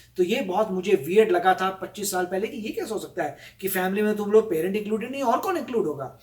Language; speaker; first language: Hindi; native; Hindi